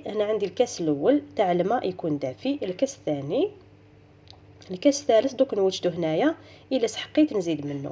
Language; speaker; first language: Arabic; native; Arabic